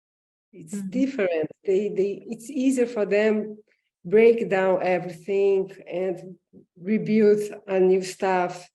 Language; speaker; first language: English; non-native, learner; Portuguese